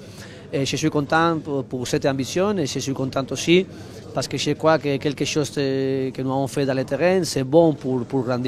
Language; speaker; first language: French; non-native, fluent; Spanish